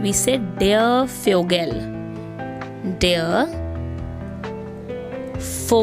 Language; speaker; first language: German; non-native, fluent; Hindi